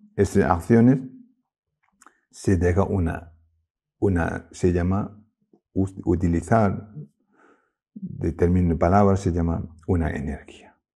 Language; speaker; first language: Spanish; non-native, learner; Tibetan